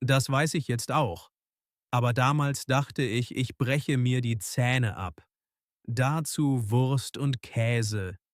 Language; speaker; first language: German; non-native, fluent; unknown